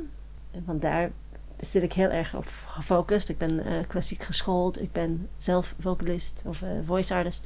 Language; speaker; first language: Dutch; non-native, fluent; English